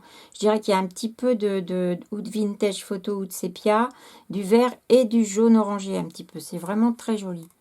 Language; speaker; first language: French; native; French